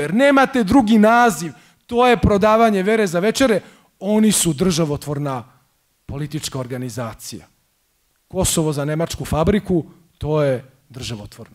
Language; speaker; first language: Croatian; native; Croatian